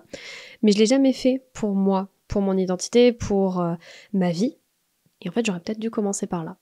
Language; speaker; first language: French; native; French